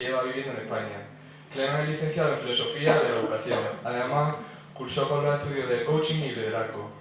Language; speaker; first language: Spanish; native; Spanish